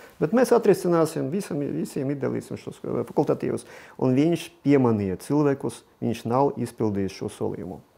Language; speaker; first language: Latvian; non-native, local second language; Russian